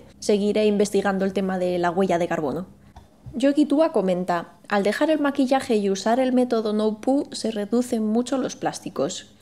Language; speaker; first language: Spanish; native; Spanish